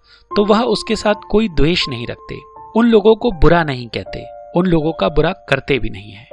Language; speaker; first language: Hindi; native; Hindi